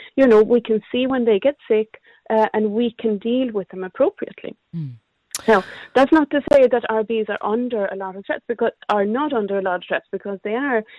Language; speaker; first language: English; non-native, fluent; Swedish